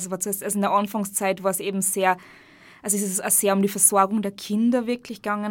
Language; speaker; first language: German; native; German